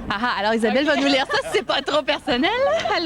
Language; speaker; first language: French; native; French